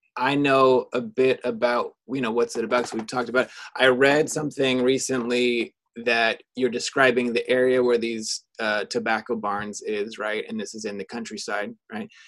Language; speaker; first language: English; native; English